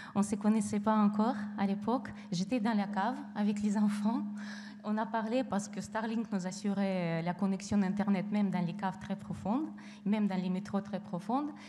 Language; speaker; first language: French; non-native, fluent; Ukrainian